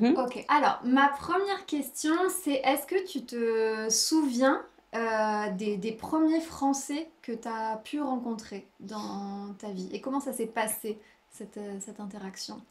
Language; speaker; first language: French; native; French